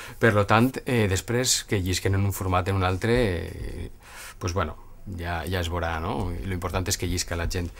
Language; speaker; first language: Catalan; native; Catalan